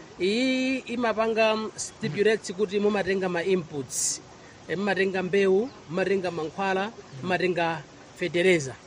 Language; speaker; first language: Nyanja; non-native, local second language; Tumbuka